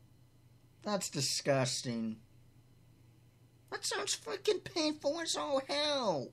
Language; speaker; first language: English; native; English